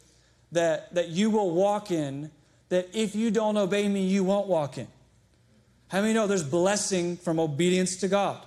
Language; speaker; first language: English; native; English